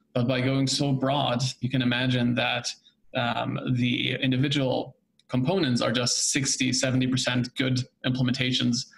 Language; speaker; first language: English; non-native, fluent; German